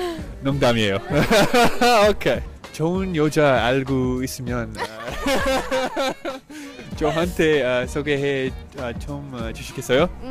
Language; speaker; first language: Korean; non-native, fluent; English